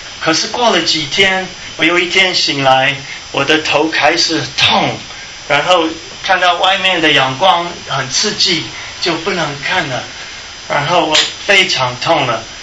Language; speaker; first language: Chinese; non-native, fluent; English